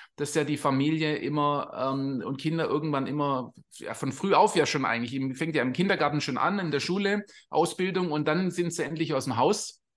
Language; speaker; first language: German; native; German